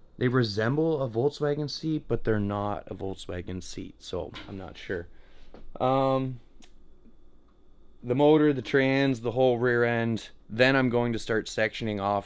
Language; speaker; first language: English; native; English